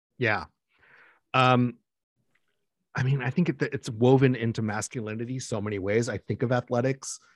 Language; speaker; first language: English; early bilingual, other home language; Spanish